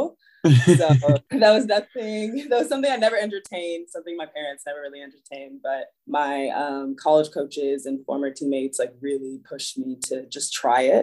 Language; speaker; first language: English; native; English